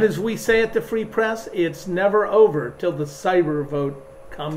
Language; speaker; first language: English; native; English